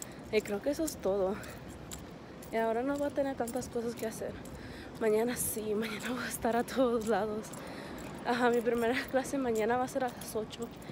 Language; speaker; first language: Spanish; early bilingual, heritage; Spanish